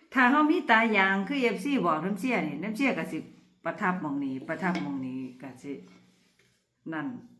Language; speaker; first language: Thai; native; Thai